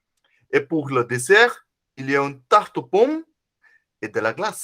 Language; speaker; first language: French; non-native, fluent; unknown